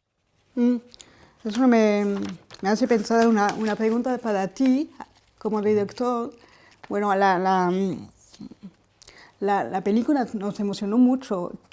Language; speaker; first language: Spanish; non-native, fluent; French